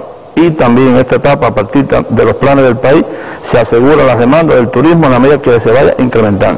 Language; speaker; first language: Spanish; native; Spanish